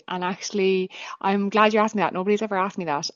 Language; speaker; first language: English; native; English